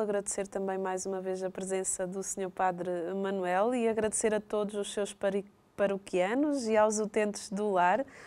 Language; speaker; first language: Portuguese; native; Portuguese